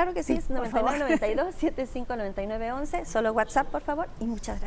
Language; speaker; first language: Spanish; native; Spanish